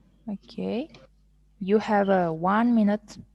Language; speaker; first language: English; non-native, fluent; Kazakh